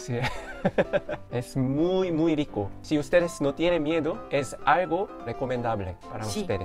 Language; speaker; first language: Spanish; non-native, fluent; Korean